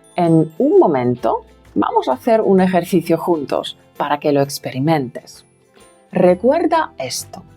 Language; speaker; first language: Spanish; non-native, fluent; Polish